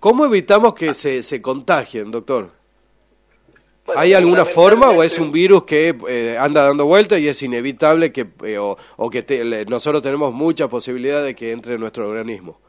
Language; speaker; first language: Spanish; native; Spanish